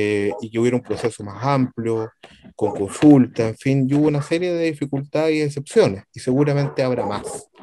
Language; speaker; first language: Spanish; native; Spanish